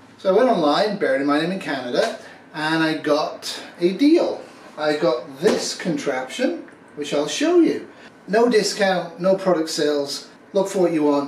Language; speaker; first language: English; native; English